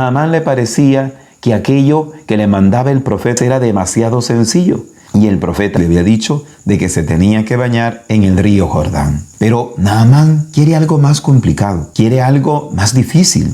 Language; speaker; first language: Spanish; native; Spanish